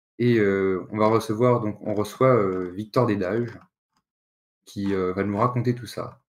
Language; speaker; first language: French; native; French